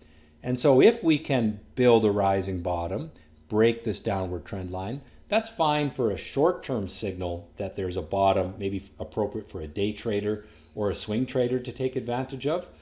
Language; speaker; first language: English; native; English